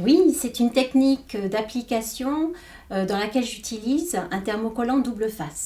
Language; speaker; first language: French; native; French